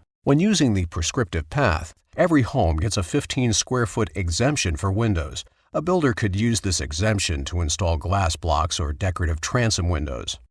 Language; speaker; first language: English; native; English